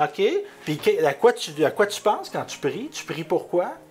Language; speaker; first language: French; native; French